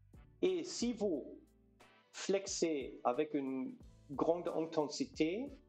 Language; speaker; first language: French; non-native, fluent; German